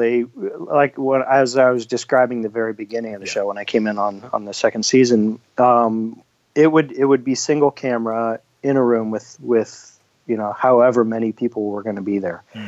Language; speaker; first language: English; native; English